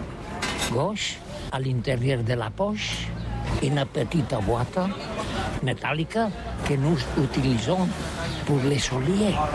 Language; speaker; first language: French; non-native, learner; Catalan